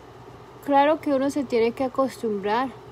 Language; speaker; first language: Spanish; early bilingual, heritage; Spanish